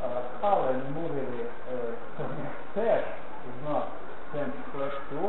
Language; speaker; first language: Polish; non-native, learner; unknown